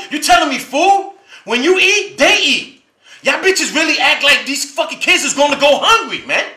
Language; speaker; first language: English; native; English